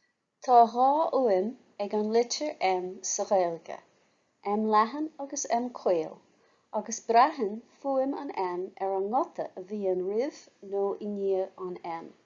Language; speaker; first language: Irish; non-native, local second language; English